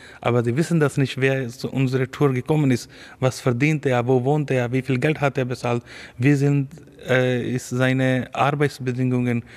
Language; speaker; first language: German; non-native, learner; Urdu